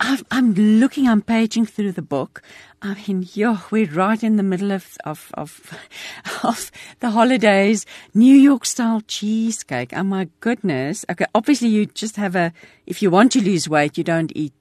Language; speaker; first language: English; non-native, local second language; Afrikaans